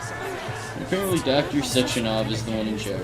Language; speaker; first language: English; native; English